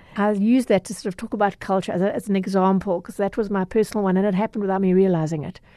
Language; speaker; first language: English; native; English